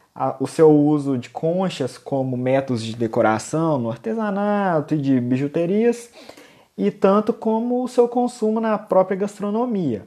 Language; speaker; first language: Portuguese; native; Portuguese